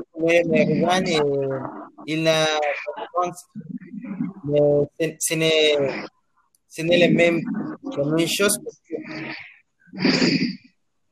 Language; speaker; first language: French; non-native, learner; Spanish